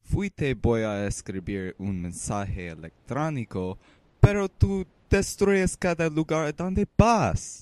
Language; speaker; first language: Spanish; non-native, learner; English